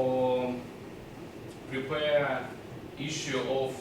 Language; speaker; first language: English; non-native, learner; Russian